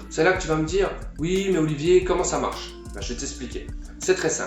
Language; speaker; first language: French; native; French